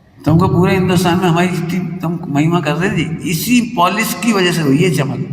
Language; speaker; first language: Hindi; native; Hindi